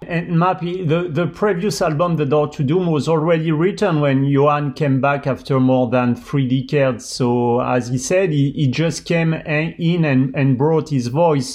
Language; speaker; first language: English; non-native, fluent; French